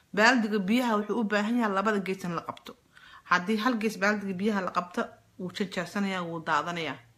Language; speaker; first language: Somali; native; Somali